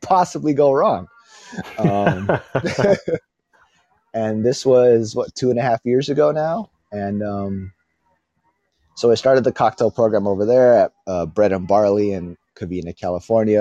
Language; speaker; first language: English; early bilingual, other home language; Filipino